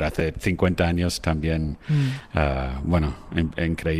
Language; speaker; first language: Spanish; non-native, fluent; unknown